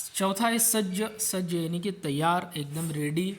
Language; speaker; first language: Urdu; non-native, local second language; Marathi